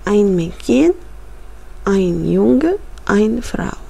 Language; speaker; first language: German; non-native, learner; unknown